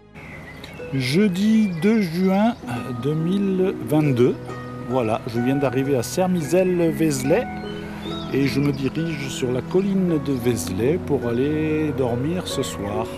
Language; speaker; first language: French; native; French